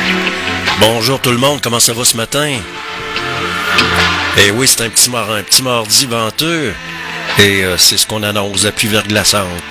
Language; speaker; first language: French; native; French